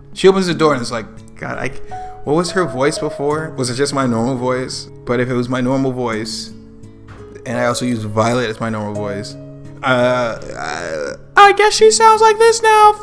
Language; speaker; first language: English; native; English